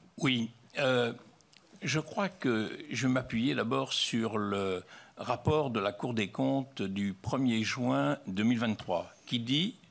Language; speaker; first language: French; native; French